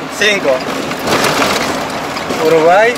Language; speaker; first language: Spanish; non-native, learner; Romanian